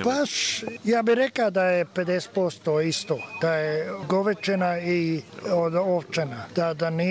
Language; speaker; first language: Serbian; early bilingual, heritage; Serbian